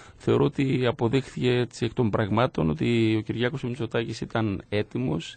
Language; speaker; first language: Greek; native; Greek